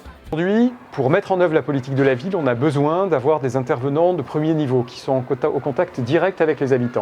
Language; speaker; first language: French; native; French